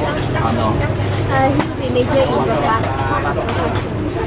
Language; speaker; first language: English; non-native, local second language; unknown